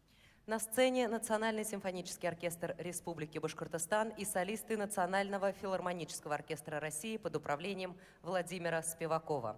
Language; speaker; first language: Russian; native; Russian